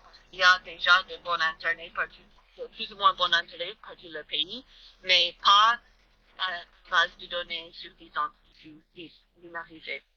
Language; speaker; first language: French; non-native, learner; English